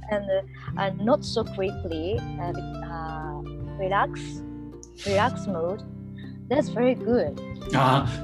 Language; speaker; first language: English; non-native, learner; Japanese